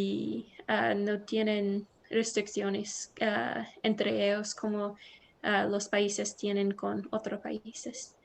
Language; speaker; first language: Spanish; non-native, learner; English